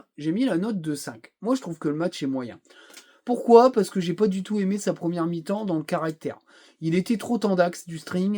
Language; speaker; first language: French; native; French